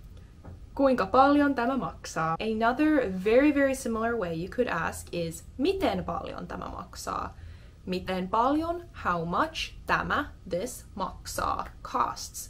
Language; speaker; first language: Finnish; non-native, fluent; English